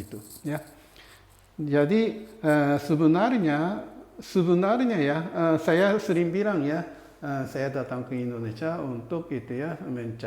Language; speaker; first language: Indonesian; non-native, fluent; Japanese